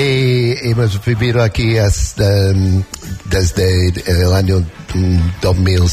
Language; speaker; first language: Spanish; non-native, learner; English